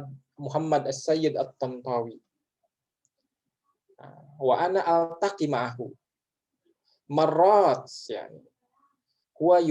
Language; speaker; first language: Arabic; non-native, fluent; Indonesian